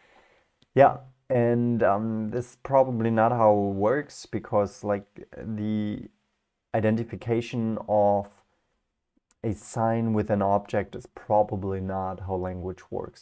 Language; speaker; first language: English; non-native, fluent; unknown